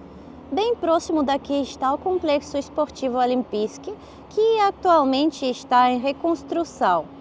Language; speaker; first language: Portuguese; non-native, fluent; Armenian